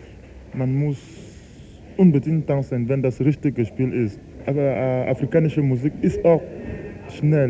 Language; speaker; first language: German; non-native, fluent; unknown